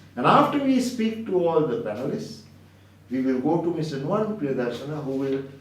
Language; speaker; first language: English; non-native, local second language; Sinhala